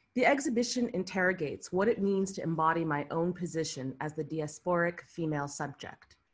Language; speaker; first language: English; early bilingual, other home language; Arabic